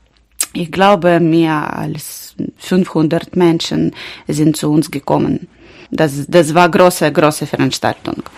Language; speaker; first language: German; non-native, learner; Ukrainian